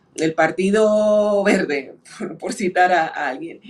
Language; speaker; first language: Spanish; native; Spanish